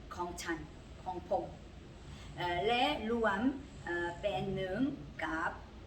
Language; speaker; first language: Thai; non-native, learner; Korean